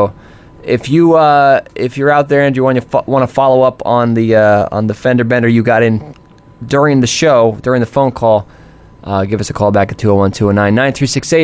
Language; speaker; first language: English; native; English